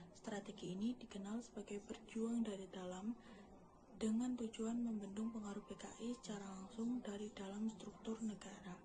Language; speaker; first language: Indonesian; native; Indonesian